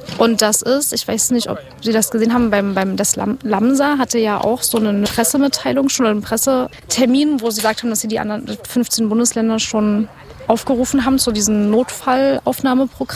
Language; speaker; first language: German; native; German